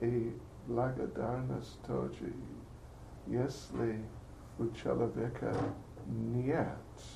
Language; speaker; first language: Russian; non-native, learner; English